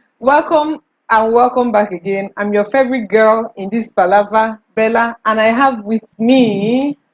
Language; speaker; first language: Nigerian Pidgin; non-native, local second language; Igbo